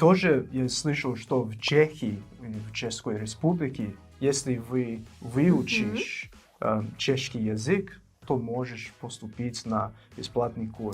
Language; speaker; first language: Russian; non-native, fluent; English